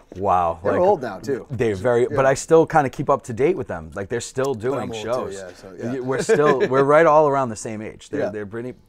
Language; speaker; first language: English; native; English